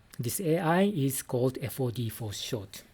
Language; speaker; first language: English; non-native, fluent; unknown